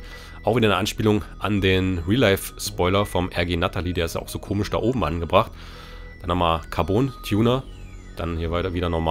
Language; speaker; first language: German; native; German